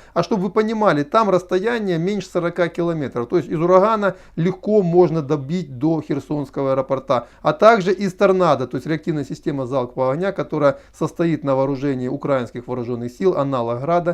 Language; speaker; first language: Russian; native; Russian